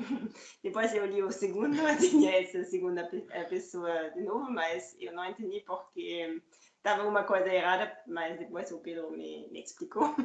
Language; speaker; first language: Portuguese; non-native, fluent; French